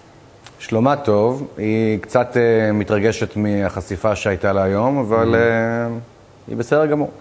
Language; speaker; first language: Hebrew; native; Hebrew